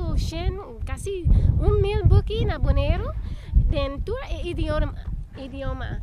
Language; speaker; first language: Portuguese; non-native, learner; Papiamento